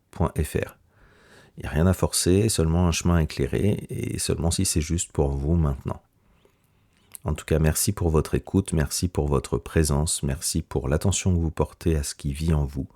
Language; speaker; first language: French; native; French